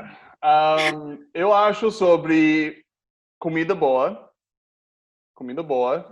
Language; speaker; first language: Portuguese; non-native, fluent; English